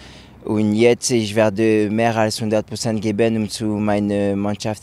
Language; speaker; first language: German; non-native, learner; French